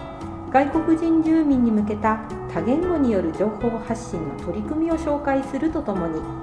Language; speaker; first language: Japanese; native; Japanese